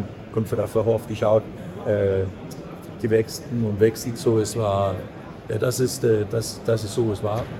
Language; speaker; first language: German; non-native, learner; Danish